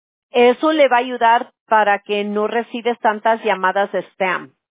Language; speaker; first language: Spanish; early bilingual, heritage; Spanish